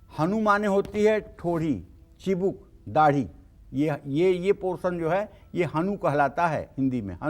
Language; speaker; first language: Hindi; native; Hindi